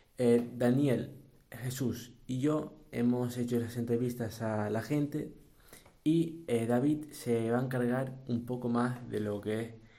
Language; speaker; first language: Spanish; native; Spanish